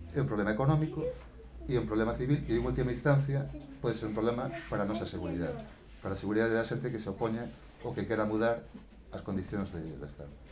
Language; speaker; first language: Galician; native; Galician